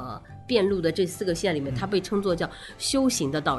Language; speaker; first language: Chinese; native; Chinese